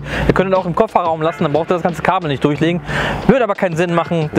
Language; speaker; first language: German; native; German